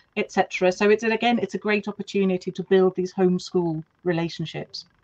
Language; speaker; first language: English; non-native, fluent; German